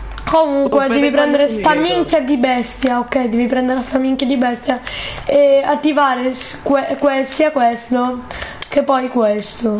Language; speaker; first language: Italian; native; Italian